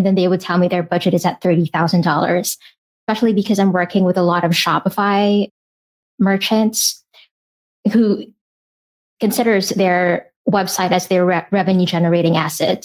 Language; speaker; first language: English; non-native, local second language; Filipino